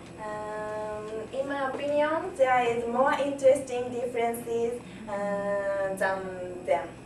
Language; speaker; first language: English; non-native, learner; Japanese